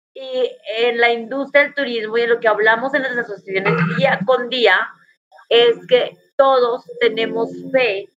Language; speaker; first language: Spanish; native; Spanish